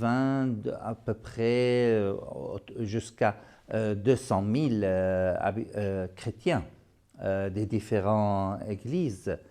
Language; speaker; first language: French; non-native, fluent; Arabic